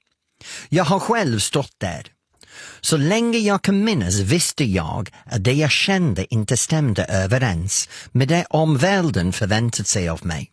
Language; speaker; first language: Swedish; non-native, fluent; English